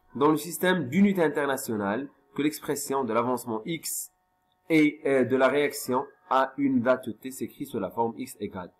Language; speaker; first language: French; non-native, local second language; Arabic